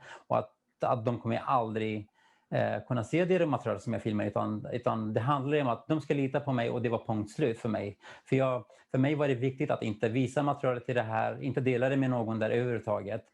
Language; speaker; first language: Swedish; non-native, fluent; Kurdish